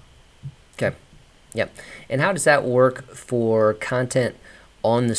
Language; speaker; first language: English; native; English